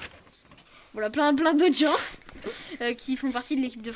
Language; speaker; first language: French; native; French